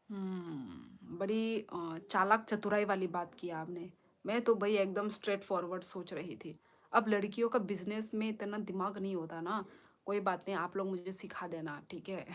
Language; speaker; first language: Hindi; non-native, local second language; Kok Borok